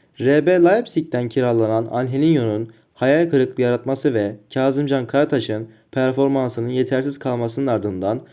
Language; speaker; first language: Turkish; native; Turkish